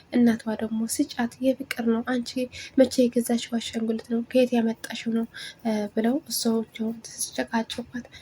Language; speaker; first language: Amharic; non-native, local second language; Tigrinya